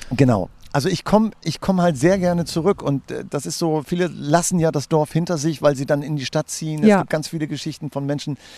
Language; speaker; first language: German; native; German